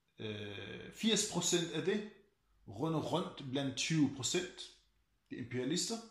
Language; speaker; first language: Danish; early bilingual, other home language; Arabic